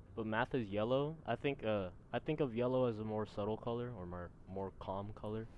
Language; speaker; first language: English; early bilingual, other home language; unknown